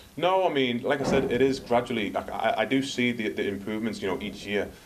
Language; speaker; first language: English; native; English